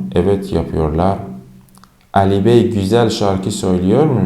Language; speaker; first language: Turkish; non-native, fluent; Persian